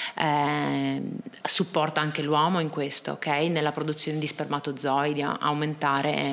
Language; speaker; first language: Italian; native; Italian